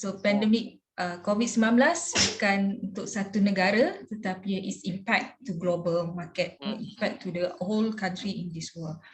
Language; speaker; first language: Malay; native; Malay